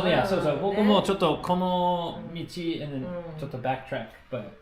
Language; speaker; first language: Japanese; non-native, learner; English